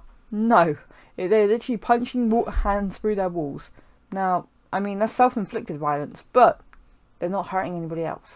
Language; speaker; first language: English; native; English